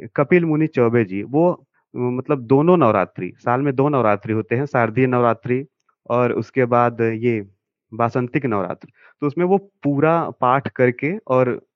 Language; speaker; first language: Hindi; native; Hindi